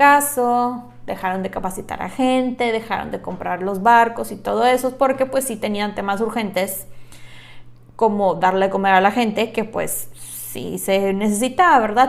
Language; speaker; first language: Spanish; native; Spanish